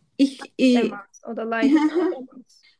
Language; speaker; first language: German; non-native, fluent; Turkish